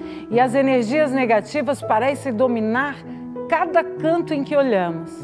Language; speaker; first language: Portuguese; native; Portuguese